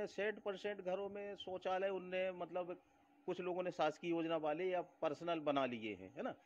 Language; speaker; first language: Hindi; native; Hindi